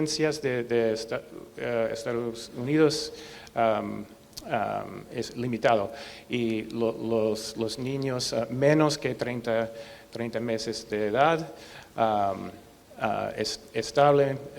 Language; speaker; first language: Spanish; non-native, learner; English